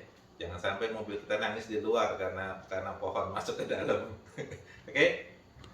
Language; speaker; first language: Indonesian; native; Indonesian